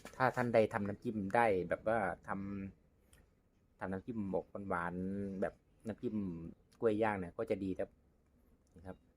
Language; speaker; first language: Thai; non-native, local second language; Northeastern Thai